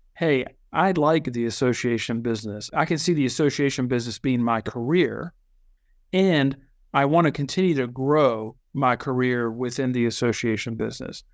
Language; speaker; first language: English; native; English